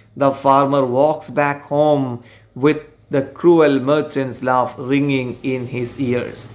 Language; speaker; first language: English; non-native, local second language; Malayalam